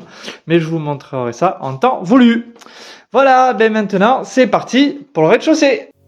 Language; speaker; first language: French; native; French